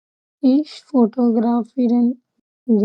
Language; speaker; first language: German; non-native, learner; Urdu